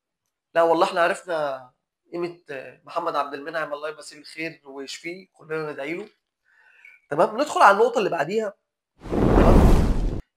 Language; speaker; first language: Arabic; native; Arabic